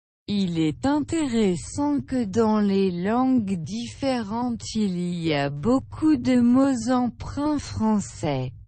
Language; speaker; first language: French; non-native, learner; Russian